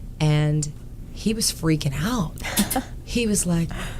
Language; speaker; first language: English; native; English